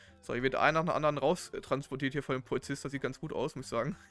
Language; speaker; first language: German; native; German